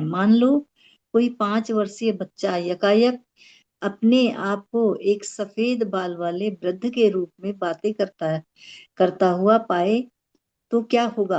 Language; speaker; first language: Hindi; native; Hindi